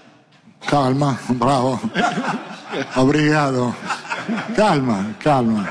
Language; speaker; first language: Portuguese; non-native, learner; Italian